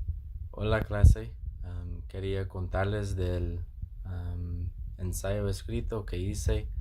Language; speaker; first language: Spanish; non-native, learner; English